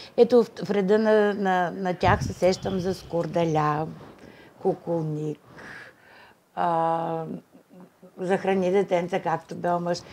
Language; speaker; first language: Bulgarian; native; Bulgarian